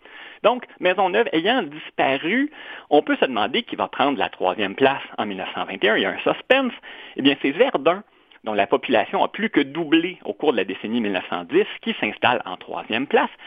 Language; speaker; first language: French; native; French